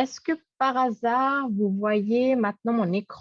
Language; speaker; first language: French; native; French